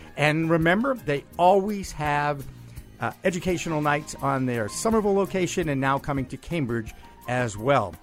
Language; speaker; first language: English; native; English